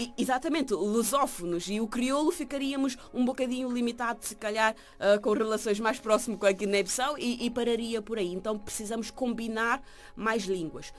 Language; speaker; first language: Portuguese; non-native, local second language; Kabuverdianu